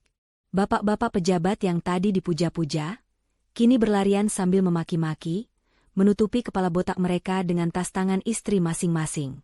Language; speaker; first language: Indonesian; native; Indonesian